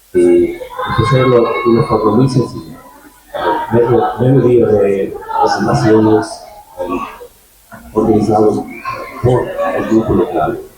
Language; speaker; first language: Spanish; non-native, learner; English